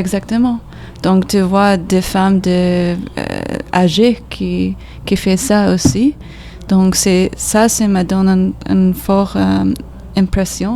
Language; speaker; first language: French; non-native, learner; English